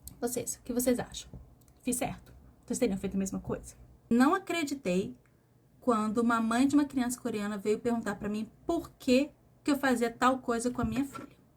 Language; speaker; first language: Portuguese; native; Portuguese